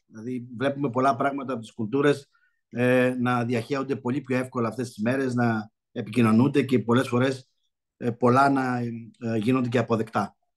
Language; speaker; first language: Greek; early bilingual, heritage; Greek